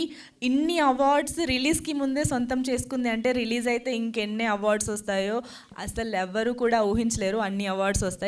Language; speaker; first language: Telugu; non-native, learner; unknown